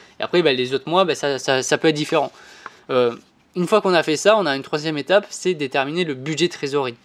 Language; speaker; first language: French; native; French